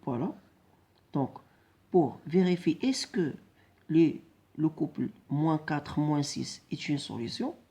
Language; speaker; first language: French; non-native, local second language; Arabic